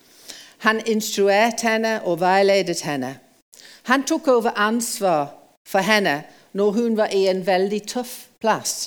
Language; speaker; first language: Norwegian; non-native, fluent; English